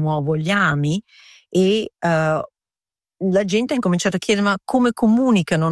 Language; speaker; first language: Italian; early bilingual, heritage; Italian